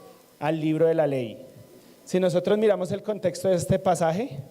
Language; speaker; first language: Spanish; native; Spanish